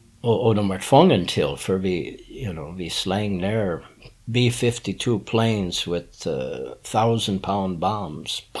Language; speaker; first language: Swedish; non-native, learner; English